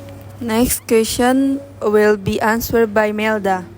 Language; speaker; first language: English; non-native, learner; Indonesian